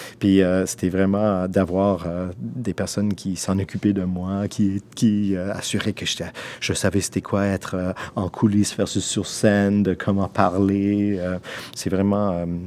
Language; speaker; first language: French; non-native, local second language; English